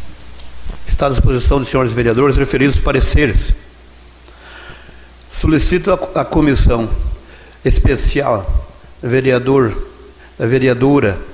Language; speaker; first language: Portuguese; native; Portuguese